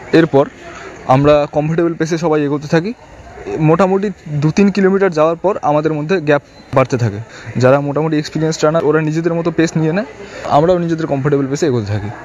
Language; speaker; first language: Bangla; native; Bangla